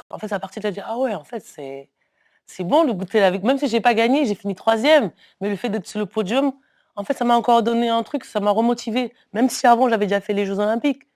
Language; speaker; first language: French; early bilingual, other home language; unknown